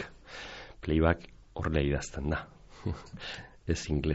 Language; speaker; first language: Basque; native; Basque